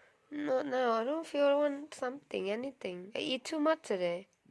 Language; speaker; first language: English; non-native, learner; Thai